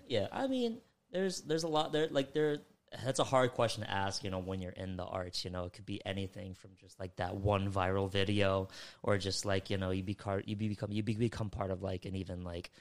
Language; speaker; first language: English; early bilingual, other home language; Filipino